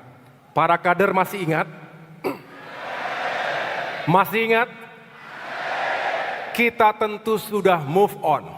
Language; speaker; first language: Indonesian; native; Indonesian